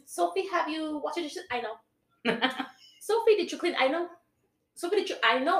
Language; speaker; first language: English; early bilingual, other home language; Spanish